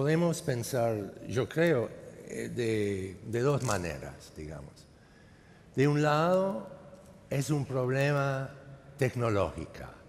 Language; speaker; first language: Spanish; non-native, fluent; English